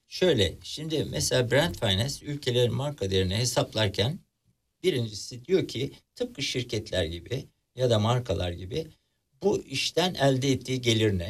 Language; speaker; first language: Turkish; native; Turkish